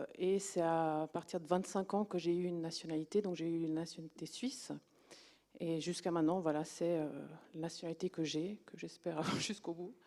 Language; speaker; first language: French; early bilingual, other home language; Romanian